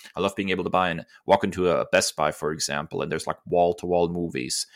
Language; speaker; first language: English; early bilingual, other home language; German